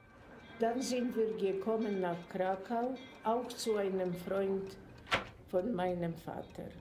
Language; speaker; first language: German; non-native, fluent; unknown